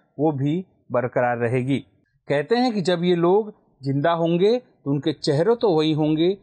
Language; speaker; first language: Hindi; non-native, local second language; Gujarati